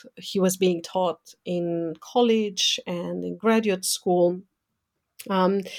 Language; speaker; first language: English; non-native, fluent; Romanian